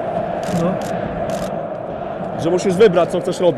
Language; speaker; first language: Polish; native; Polish